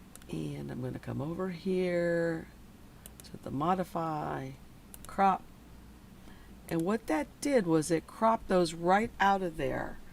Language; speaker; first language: English; native; English